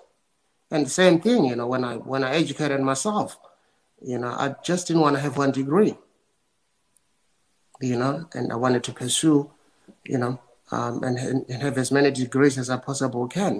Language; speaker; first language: English; non-native, local second language; Venda